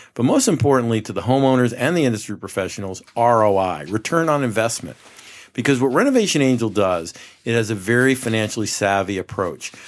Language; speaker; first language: English; native; English